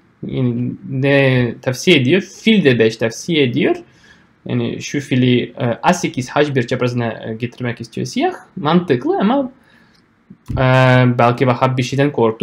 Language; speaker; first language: Turkish; non-native, fluent; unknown